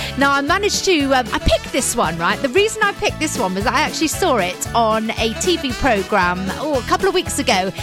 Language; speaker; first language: English; native; English